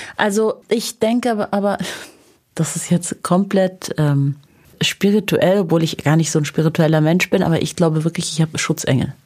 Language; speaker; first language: German; native; German